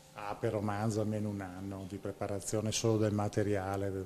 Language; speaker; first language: Italian; native; Italian